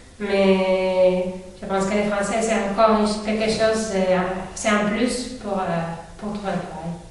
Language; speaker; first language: French; non-native, fluent; Spanish